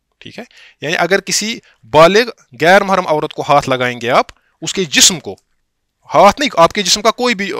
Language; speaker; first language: Urdu; non-native, local second language; Kashmiri